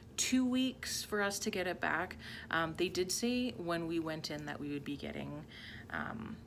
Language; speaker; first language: English; native; English